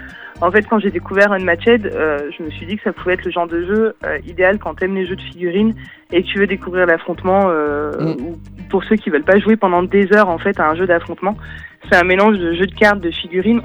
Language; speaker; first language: French; native; French